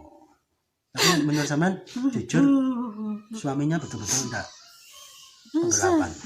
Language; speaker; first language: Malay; non-native, local second language; Javanese